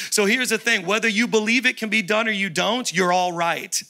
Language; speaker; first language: English; native; English